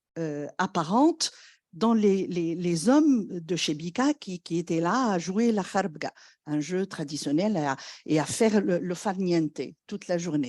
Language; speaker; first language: French; non-native, local second language; Arabic